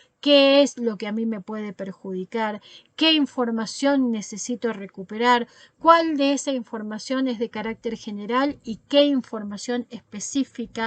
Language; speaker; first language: Spanish; native; Spanish